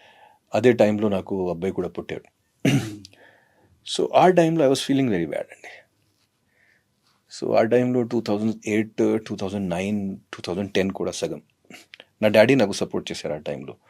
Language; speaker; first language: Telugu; non-native, fluent; Hindi